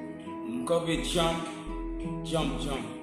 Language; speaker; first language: French; non-native, learner; Haitian Creole